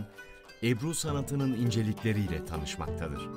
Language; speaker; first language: Turkish; native; Turkish